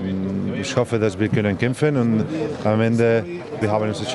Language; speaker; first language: German; non-native, learner; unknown